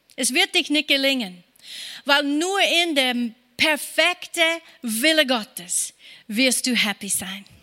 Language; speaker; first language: German; non-native, fluent; English